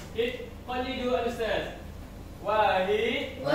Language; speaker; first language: Arabic; non-native, learner; Malay